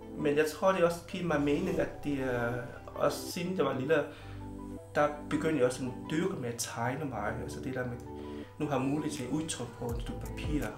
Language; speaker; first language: Danish; early bilingual, other home language; Vietnamese